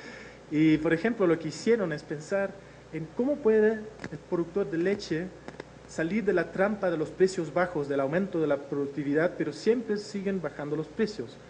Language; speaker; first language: Spanish; non-native, fluent; Dutch